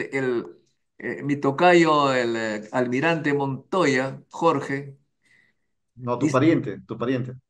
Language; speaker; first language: Spanish; native; Spanish